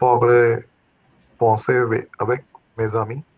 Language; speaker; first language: French; non-native, learner; Urdu